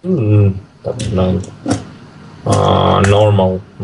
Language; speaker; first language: English; non-native, learner; Russian